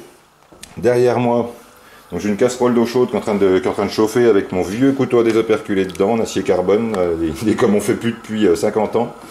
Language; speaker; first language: French; native; French